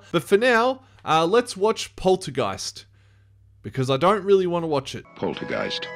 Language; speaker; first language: English; native; English